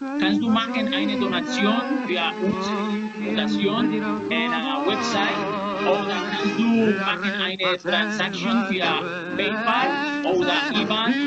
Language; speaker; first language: German; non-native, learner; Spanish